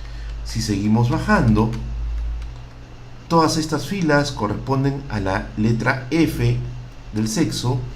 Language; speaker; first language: Spanish; native; Spanish